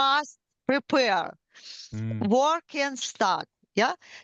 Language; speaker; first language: English; non-native, learner; Ukrainian